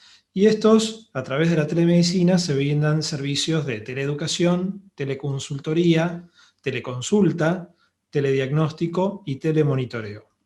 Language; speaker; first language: Spanish; native; Spanish